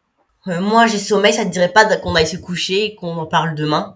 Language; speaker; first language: French; native; French